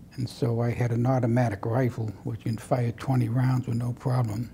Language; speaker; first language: English; native; English